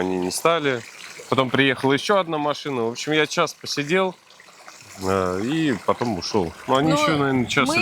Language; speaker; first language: Russian; native; Russian